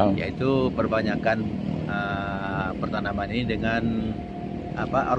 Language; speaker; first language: Indonesian; native; Indonesian